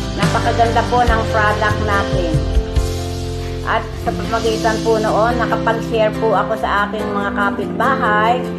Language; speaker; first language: Filipino; native; Filipino